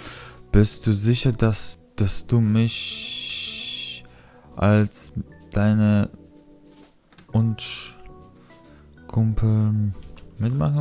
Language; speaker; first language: German; non-native, fluent; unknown